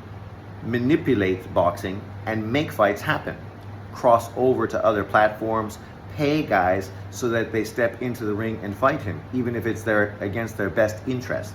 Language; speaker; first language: English; native; English